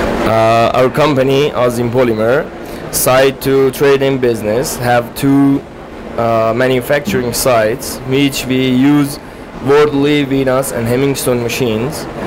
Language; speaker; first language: English; non-native, fluent; Persian